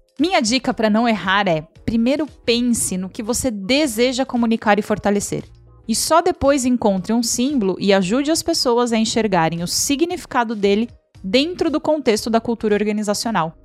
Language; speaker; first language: Portuguese; native; Portuguese